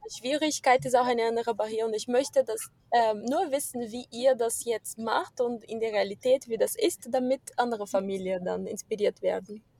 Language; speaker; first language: German; non-native, fluent; Portuguese